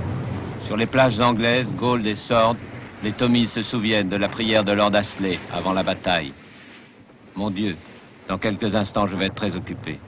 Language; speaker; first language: French; native; French